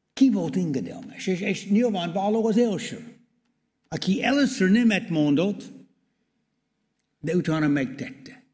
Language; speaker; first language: Hungarian; non-native, learner; English